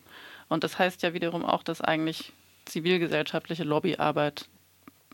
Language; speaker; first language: German; native; German